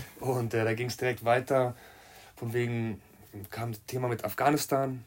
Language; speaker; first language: German; native; German